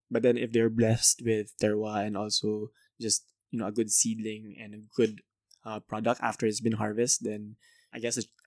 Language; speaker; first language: English; non-native, local second language; Filipino